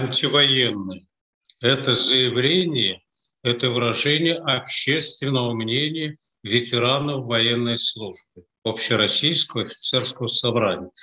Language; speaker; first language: Russian; native; Russian